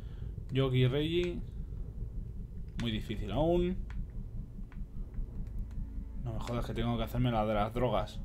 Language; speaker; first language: Spanish; native; Spanish